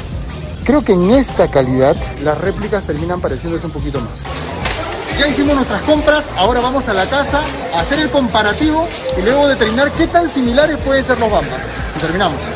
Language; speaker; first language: Spanish; native; Spanish